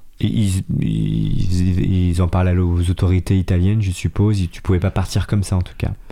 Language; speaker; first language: French; native; French